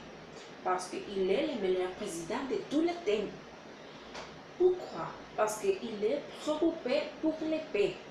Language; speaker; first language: French; non-native, learner; Spanish